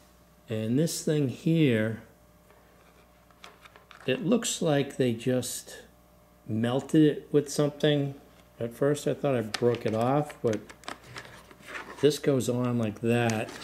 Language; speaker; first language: English; native; English